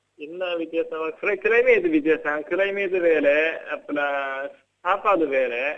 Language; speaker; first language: Tamil; non-native, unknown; Japanese